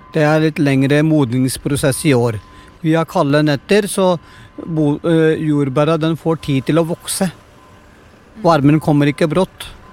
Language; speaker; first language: Norwegian; non-native, fluent; Punjabi